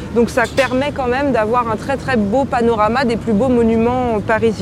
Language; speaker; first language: French; native; French